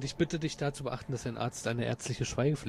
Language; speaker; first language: German; native; German